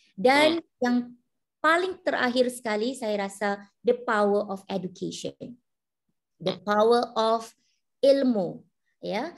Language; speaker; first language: Malay; native; Malay